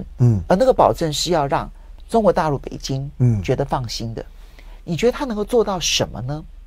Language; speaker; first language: Chinese; native; Chinese